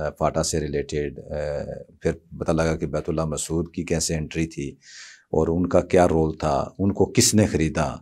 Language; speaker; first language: Urdu; non-native, local second language; Punjabi